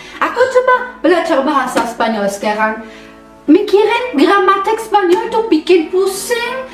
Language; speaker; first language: Indonesian; non-native, fluent; German